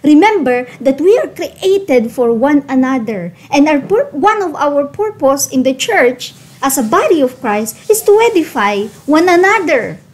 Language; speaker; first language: English; non-native, local second language; Filipino